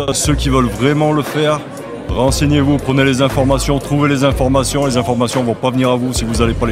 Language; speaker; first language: French; native; French